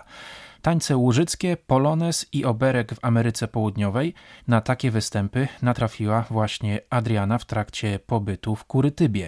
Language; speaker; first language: Polish; native; Polish